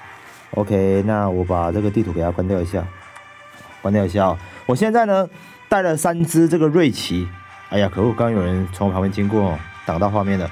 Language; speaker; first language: Chinese; native; Chinese